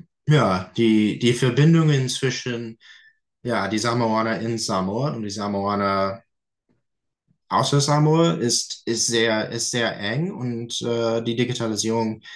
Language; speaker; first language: German; non-native, fluent; English